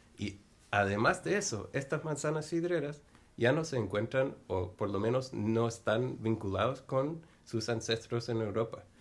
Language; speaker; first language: Spanish; non-native, fluent; English